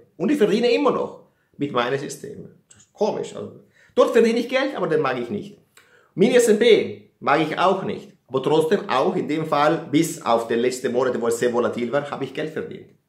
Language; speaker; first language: German; non-native, fluent; Italian